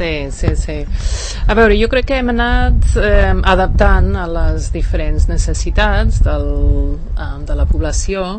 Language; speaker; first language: Catalan; non-native, fluent; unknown